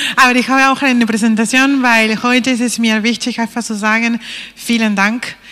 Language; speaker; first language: German; non-native, fluent; Spanish